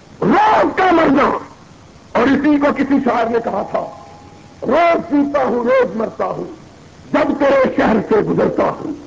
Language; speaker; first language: Urdu; non-native, local second language; Punjabi